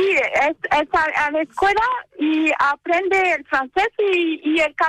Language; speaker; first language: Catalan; non-native, learner; Spanish